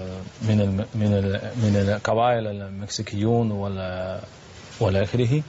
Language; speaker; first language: Arabic; non-native, learner; Spanish